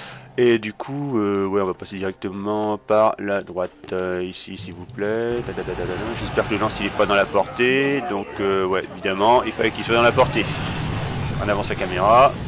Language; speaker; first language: French; native; French